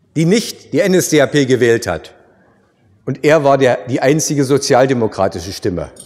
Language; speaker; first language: German; native; German